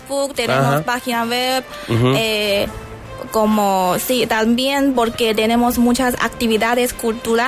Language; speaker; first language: Spanish; non-native, learner; Chinese